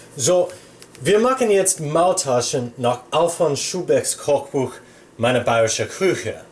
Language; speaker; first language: German; non-native, fluent; English